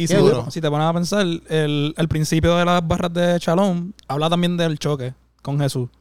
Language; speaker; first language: Spanish; native; Spanish